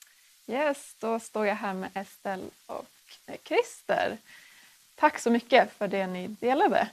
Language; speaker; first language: Swedish; native; Swedish